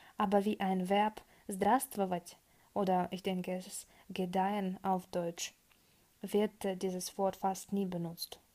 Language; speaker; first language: German; non-native, fluent; Russian